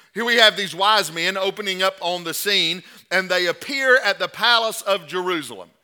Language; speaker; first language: English; native; English